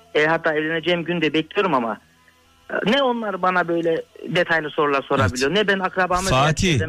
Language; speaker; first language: Turkish; native; Turkish